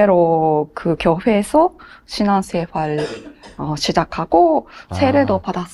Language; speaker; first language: Korean; non-native, learner; Japanese